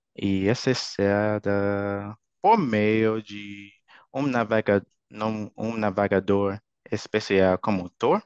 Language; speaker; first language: Portuguese; non-native, fluent; English